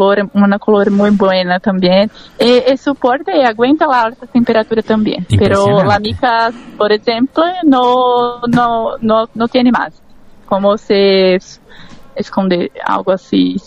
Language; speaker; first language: Spanish; non-native, learner; Portuguese